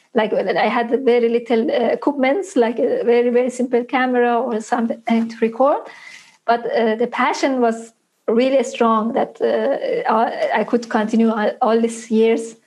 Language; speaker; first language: English; non-native, fluent; Persian